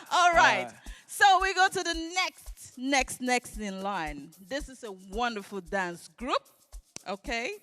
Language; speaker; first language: English; non-native, local second language; Igbo